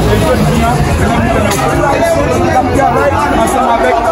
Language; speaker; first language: French; non-native, local second language; Haitian Creole